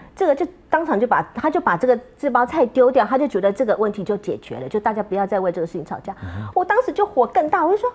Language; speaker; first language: Chinese; native; Chinese